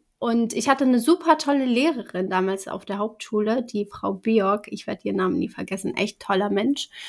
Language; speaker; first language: German; early bilingual, other home language; Kurdish